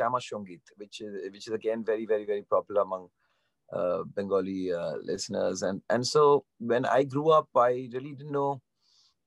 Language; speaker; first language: English; non-native, local second language; Bangla